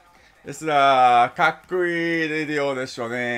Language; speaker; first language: Japanese; non-native, learner; English